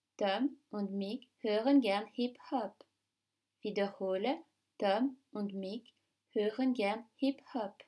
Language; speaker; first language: German; non-native, fluent; French